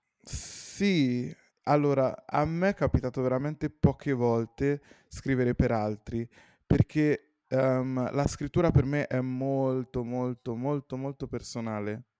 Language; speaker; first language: Italian; native; Italian